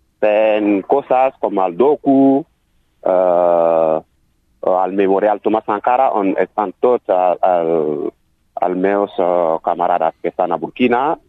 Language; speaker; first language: Catalan; non-native, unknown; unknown